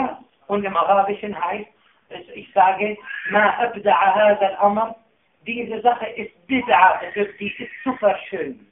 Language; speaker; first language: German; non-native, fluent; Arabic